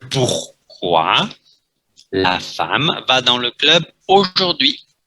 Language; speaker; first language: French; non-native, fluent; Vietnamese